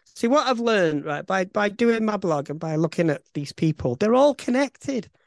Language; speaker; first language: English; native; English